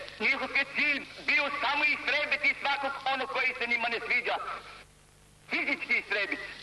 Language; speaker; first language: Croatian; native; Croatian